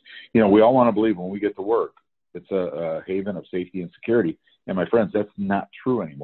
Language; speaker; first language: English; native; English